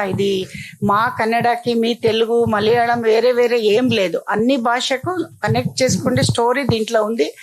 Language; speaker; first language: Telugu; non-native, local second language; Kannada